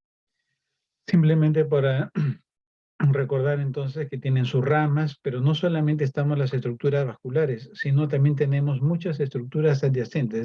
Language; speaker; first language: Spanish; native; Spanish